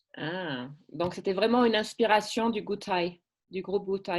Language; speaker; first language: French; native; French